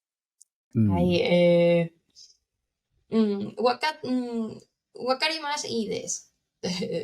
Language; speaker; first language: Japanese; non-native, learner; Spanish